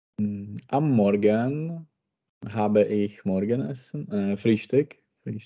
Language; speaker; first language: German; non-native, learner; Czech